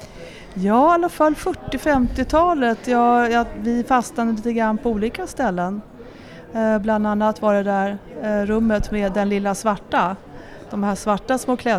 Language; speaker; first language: Swedish; native; Swedish